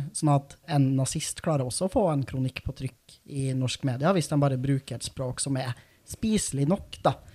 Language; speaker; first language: Norwegian; native; Norwegian